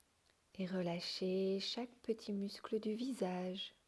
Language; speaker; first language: French; native; French